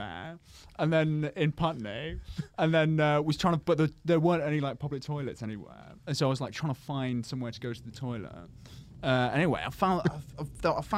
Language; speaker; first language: English; native; English